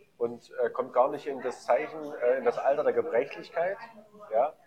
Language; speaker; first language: German; native; German